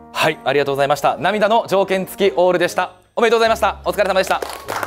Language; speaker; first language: Japanese; native; Japanese